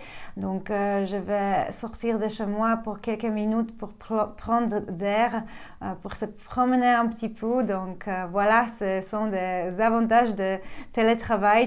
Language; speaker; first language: French; non-native, fluent; Polish